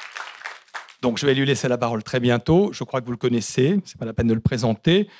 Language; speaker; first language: French; native; French